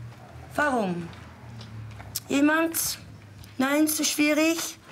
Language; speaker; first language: German; non-native, fluent; English